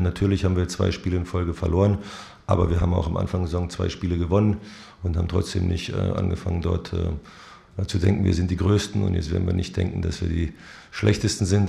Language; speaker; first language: German; native; German